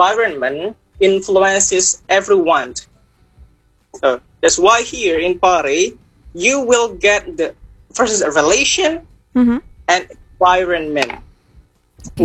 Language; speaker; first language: English; non-native, fluent; Indonesian